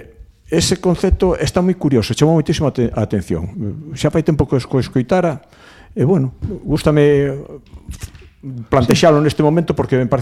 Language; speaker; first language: Galician; native; Galician